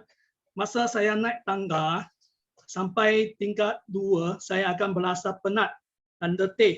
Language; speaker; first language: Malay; non-native, local second language; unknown